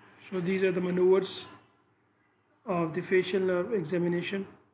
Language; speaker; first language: English; non-native, local second language; Urdu